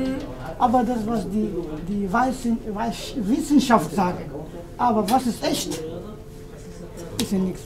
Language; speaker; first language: German; non-native, learner; Arabic